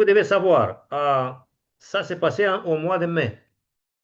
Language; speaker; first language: French; non-native, fluent; Romanian